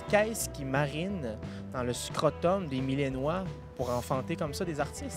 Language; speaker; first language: French; native; French